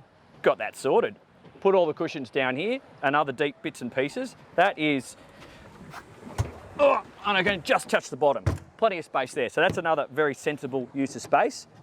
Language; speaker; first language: English; native; English